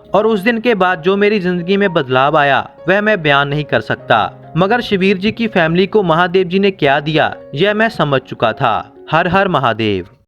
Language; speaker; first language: Hindi; native; Hindi